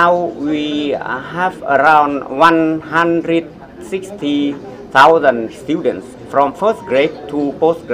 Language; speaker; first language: English; non-native, fluent; Vietnamese